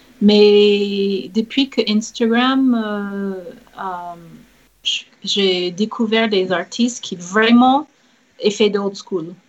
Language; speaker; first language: French; non-native, fluent; English